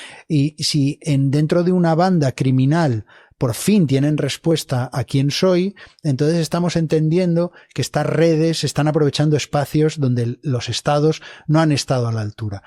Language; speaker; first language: Spanish; native; Spanish